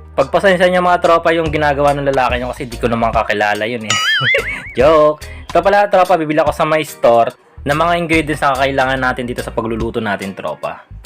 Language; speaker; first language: Filipino; non-native, local second language; Iloko